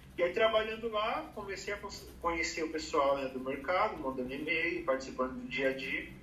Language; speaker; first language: Portuguese; native; Portuguese